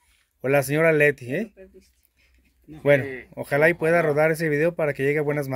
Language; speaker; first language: Spanish; native; Spanish